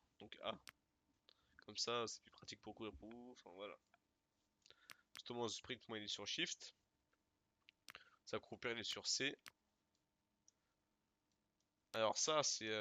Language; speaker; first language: French; native; French